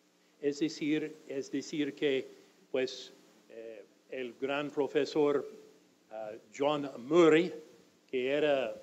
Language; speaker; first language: Spanish; non-native, fluent; English